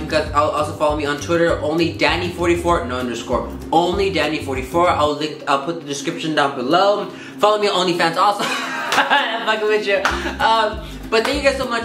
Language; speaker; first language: English; early bilingual, other home language; Spanish